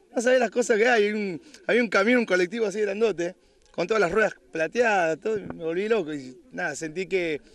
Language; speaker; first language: Spanish; native; Spanish